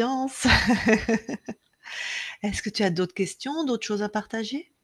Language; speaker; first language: French; native; French